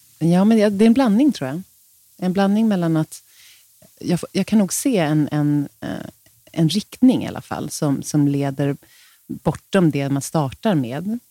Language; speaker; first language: Swedish; native; Swedish